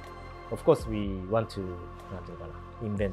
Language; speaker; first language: English; non-native, learner; Japanese